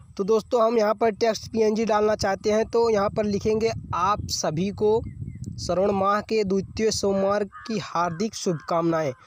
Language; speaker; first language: Hindi; native; Hindi